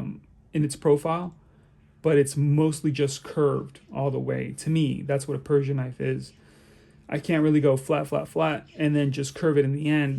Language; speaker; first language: English; native; English